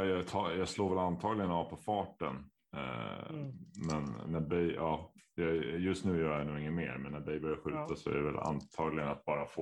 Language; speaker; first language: Swedish; native; Swedish